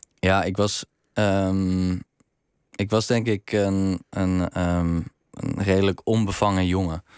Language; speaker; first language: Dutch; native; Dutch